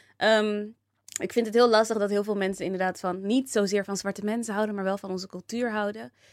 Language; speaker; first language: Dutch; native; Dutch